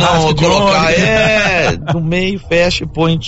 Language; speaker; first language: Portuguese; native; Portuguese